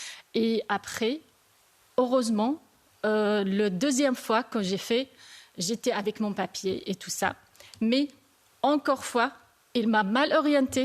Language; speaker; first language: French; non-native, learner; Arabic